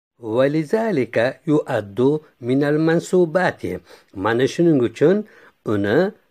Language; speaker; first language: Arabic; non-native, fluent; Uzbek